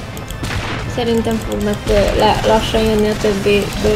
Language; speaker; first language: Hungarian; native; Hungarian